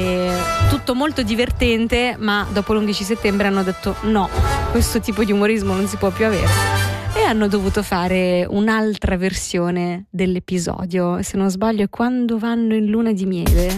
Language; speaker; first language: Italian; native; Italian